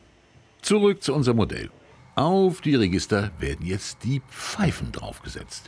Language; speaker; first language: German; native; German